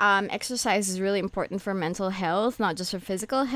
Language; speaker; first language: English; non-native, local second language; Filipino